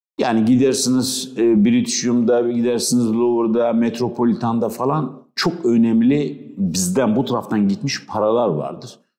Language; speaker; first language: Turkish; non-native, local second language; Kurdish